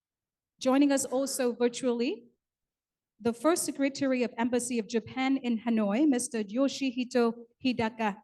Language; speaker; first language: English; non-native, local second language; Vietnamese